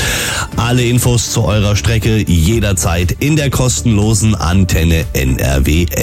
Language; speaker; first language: German; native; German